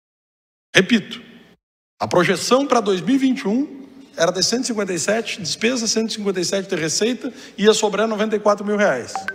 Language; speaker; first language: Portuguese; native; Portuguese